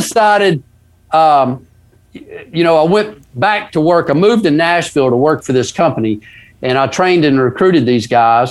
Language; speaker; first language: English; native; English